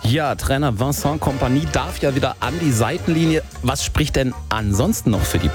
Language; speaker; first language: German; native; German